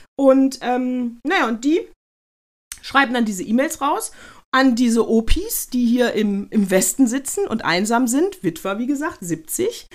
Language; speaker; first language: German; native; German